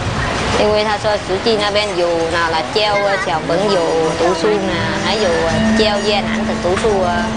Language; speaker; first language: Chinese; non-native, learner; Vietnamese